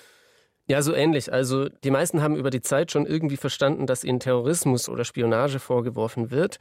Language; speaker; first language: German; native; German